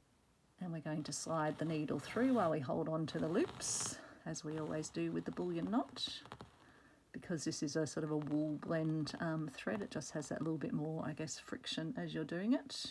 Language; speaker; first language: English; native; English